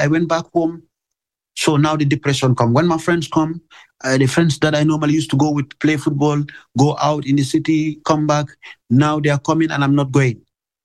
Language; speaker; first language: English; non-native, local second language; Mandingo